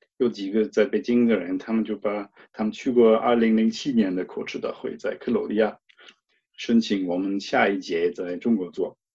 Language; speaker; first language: Chinese; non-native, fluent; German